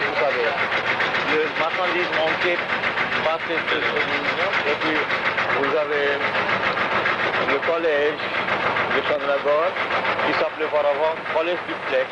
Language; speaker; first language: French; non-native, local second language; Bangla